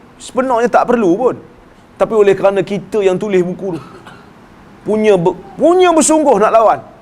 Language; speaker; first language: Malay; native; Malay